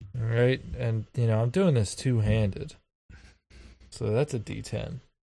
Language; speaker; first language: English; native; English